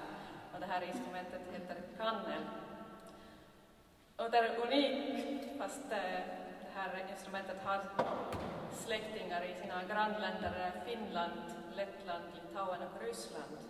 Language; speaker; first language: Swedish; non-native, fluent; Estonian